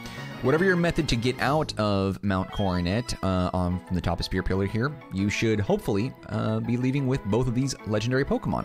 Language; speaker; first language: English; native; English